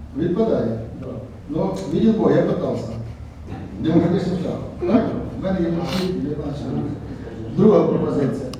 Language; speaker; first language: Ukrainian; native; Ukrainian